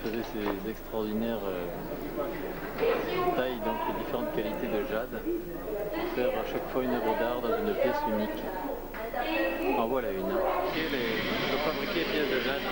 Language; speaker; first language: French; native; French